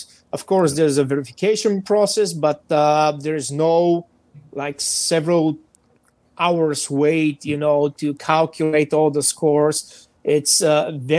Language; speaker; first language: English; non-native, fluent; Bulgarian